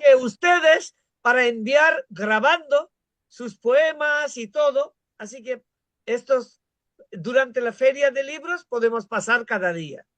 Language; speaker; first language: Spanish; non-native, fluent; Bangla